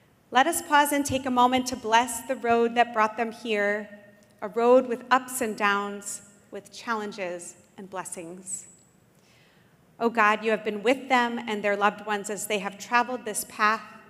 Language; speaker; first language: English; native; English